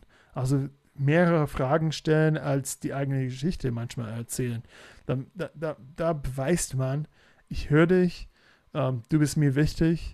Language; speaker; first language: German; non-native, fluent; English